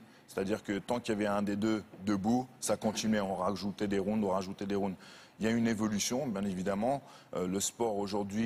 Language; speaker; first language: French; native; French